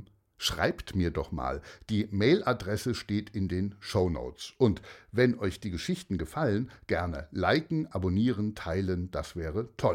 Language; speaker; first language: German; native; German